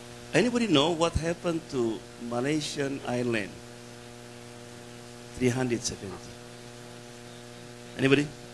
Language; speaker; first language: English; non-native, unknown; Indonesian